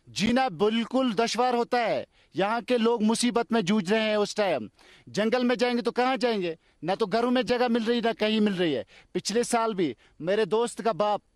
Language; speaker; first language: Hindi; non-native, local second language; Kashmiri